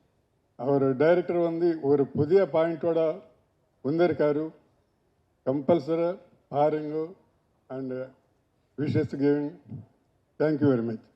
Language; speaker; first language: Tamil; non-native, learner; Telugu